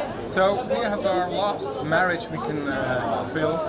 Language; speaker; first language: English; non-native, fluent; Dutch